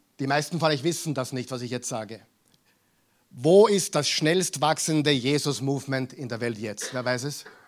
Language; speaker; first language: German; non-native, fluent; English